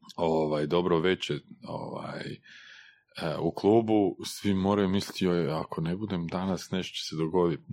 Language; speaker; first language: Croatian; native; Croatian